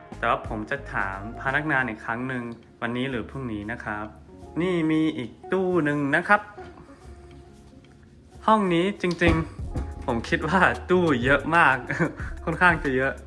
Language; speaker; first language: Thai; non-native, fluent; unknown